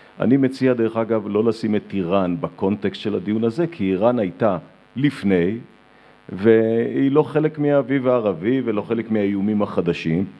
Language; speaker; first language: Hebrew; native; Hebrew